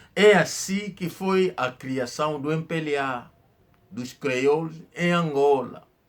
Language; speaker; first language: Portuguese; non-native, local second language; Kongo